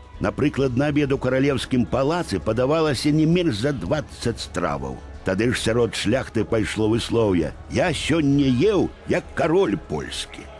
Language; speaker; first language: Belarusian; native; Belarusian